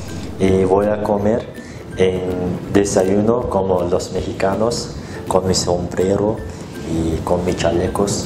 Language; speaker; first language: Spanish; non-native, learner; Turkish